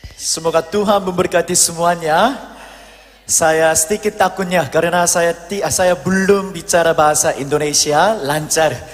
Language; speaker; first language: Indonesian; non-native, learner; Korean